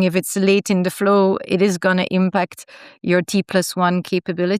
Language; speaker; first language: English; non-native, fluent; German